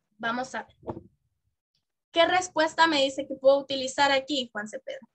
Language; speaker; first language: Spanish; native; Spanish